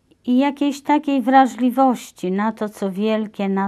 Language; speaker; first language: Polish; native; Polish